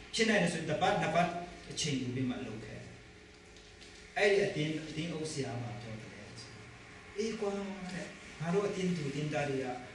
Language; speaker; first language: Burmese; non-native, local second language; Hakha Chin